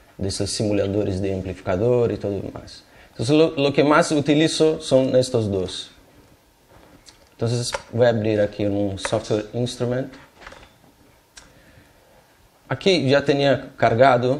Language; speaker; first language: Spanish; non-native, fluent; Portuguese